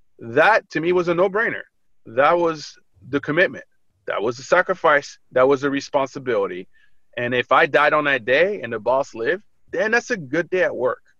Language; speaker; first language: English; early bilingual, other home language; French